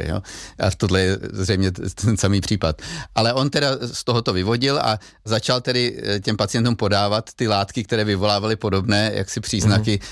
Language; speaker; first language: Czech; native; Czech